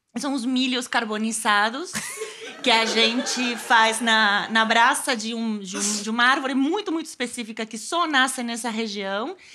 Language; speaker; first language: Portuguese; non-native, fluent; Spanish